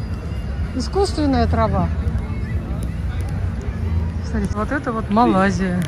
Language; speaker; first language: Russian; native; Russian